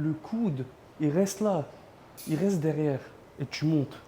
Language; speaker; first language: French; native; French